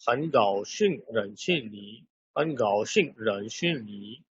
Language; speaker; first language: Chinese; non-native, learner; Urdu